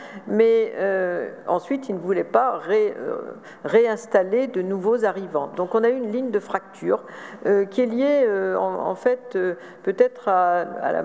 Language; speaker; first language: French; native; French